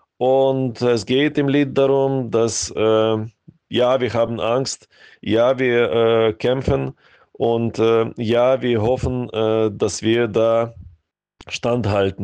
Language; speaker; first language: German; non-native, fluent; Ukrainian